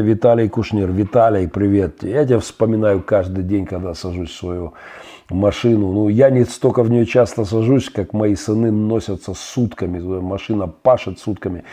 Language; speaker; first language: Russian; native; Russian